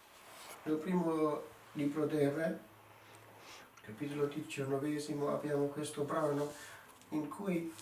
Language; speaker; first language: Italian; non-native, fluent; English